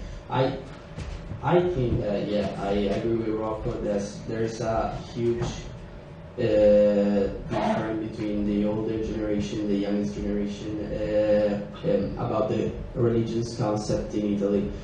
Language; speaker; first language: English; non-native, learner; Italian